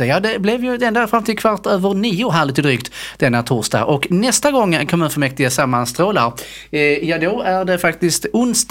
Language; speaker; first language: Swedish; native; Swedish